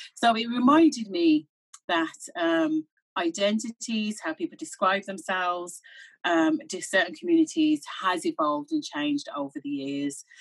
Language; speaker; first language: English; native; English